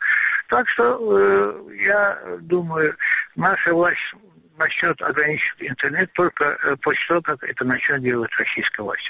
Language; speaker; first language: Russian; non-native, local second language; Azerbaijani